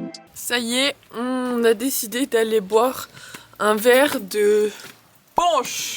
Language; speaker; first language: French; native; French